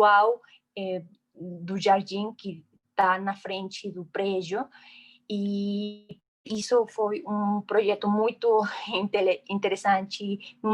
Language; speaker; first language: Portuguese; non-native, fluent; Spanish